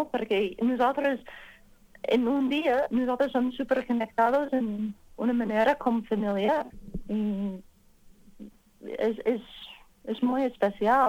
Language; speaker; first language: Spanish; non-native, learner; English